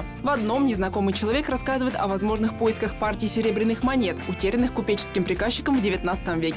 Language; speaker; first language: Russian; native; Russian